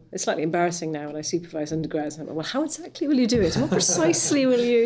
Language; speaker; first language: English; native; English